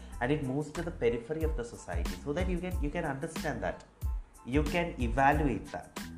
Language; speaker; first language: English; non-native, local second language; Malayalam